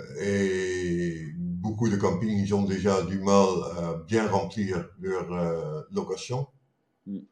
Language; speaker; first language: French; non-native, fluent; Dutch